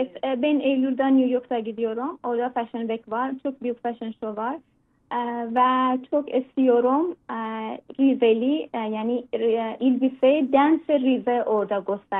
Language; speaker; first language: Turkish; non-native, learner; Persian